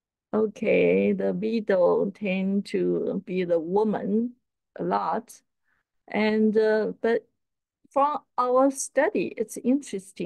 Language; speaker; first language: English; non-native, fluent; Chinese